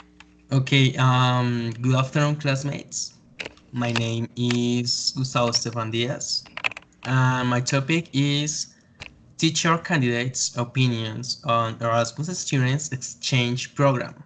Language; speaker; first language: English; non-native, fluent; Spanish